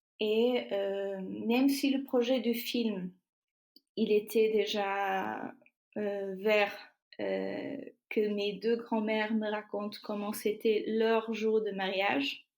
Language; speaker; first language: French; non-native, fluent; Portuguese